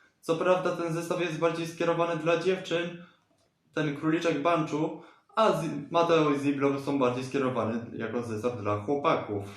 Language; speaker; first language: Polish; native; Polish